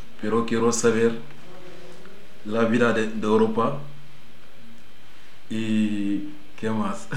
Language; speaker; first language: Spanish; non-native, learner; Wolof